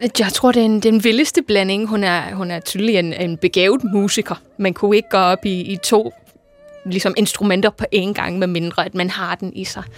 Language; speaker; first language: Danish; non-native, fluent; English